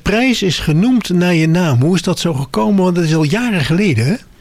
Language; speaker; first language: Dutch; native; Dutch